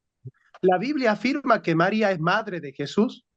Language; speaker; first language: Spanish; native; Spanish